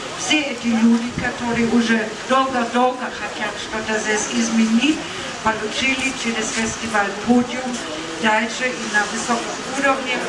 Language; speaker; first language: Russian; non-native, fluent; German